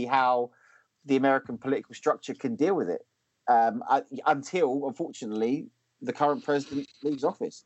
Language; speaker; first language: English; native; English